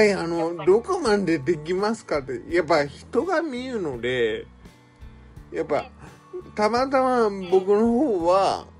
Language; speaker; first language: Japanese; native; Japanese